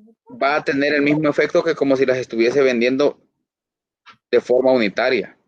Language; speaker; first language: Spanish; native; Spanish